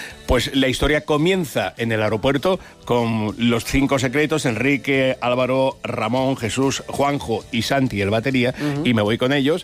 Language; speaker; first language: Spanish; native; Spanish